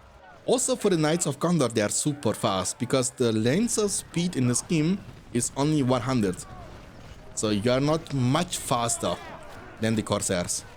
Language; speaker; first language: English; non-native, fluent; German